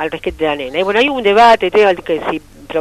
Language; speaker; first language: Spanish; native; Spanish